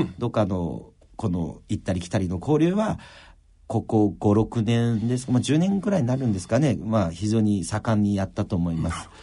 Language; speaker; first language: Japanese; early bilingual, other home language; Chinese